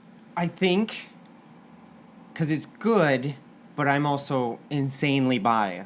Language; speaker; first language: English; native; English